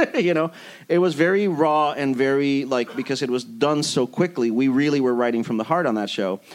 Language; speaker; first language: English; early bilingual, other home language; Spanish